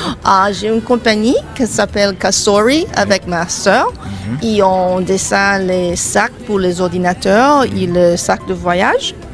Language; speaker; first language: French; non-native, fluent; English